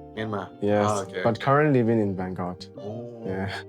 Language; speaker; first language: English; non-native, learner; Burmese